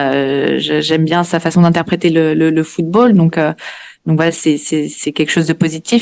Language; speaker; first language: French; native; French